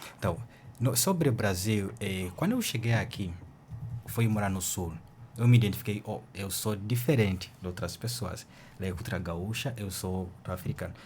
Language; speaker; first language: Portuguese; non-native, fluent; Ganda